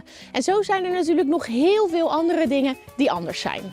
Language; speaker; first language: Dutch; native; Dutch